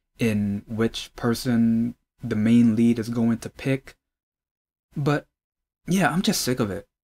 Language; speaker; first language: English; native; English